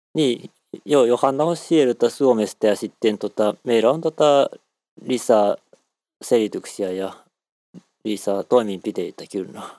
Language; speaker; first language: Finnish; non-native, learner; Japanese